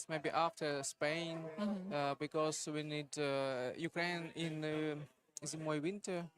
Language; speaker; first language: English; non-native, learner; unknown